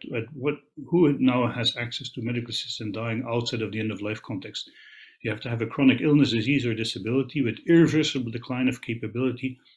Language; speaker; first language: English; non-native, fluent; Dutch